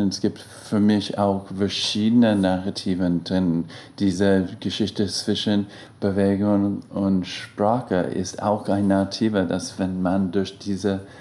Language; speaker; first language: German; non-native, learner; English